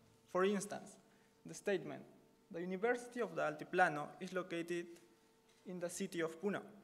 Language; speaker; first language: English; non-native, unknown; Spanish